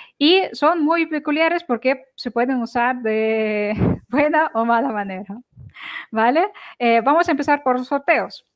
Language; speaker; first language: Spanish; non-native, fluent; Ukrainian